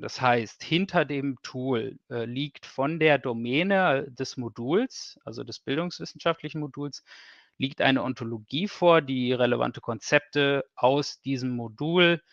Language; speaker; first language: German; native; German